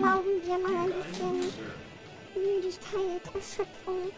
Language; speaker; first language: German; early bilingual, other home language; Japanese